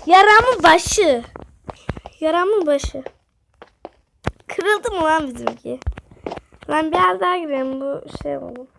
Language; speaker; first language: Turkish; native; Turkish